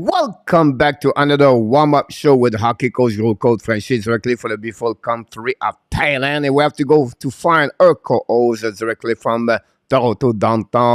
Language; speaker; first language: English; non-native, local second language; French